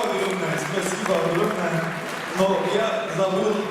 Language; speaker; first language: Russian; non-native, learner; Persian